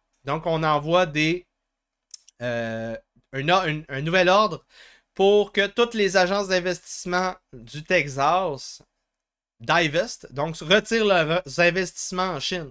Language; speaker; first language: French; native; French